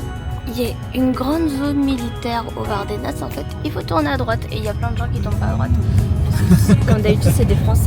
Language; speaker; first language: French; native; French